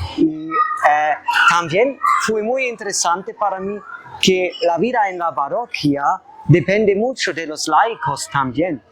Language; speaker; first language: Spanish; non-native, fluent; German